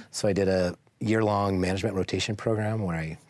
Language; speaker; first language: English; native; English